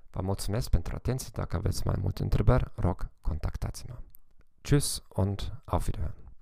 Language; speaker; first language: Romanian; non-native, fluent; German